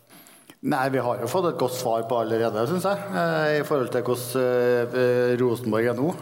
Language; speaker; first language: Norwegian; native; Norwegian